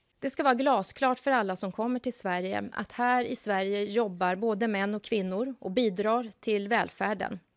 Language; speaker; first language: Swedish; native; Swedish